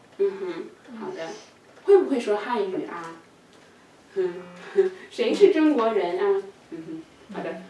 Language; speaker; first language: Chinese; native; Chinese